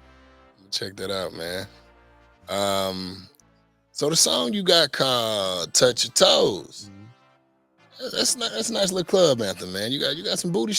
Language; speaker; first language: English; native; English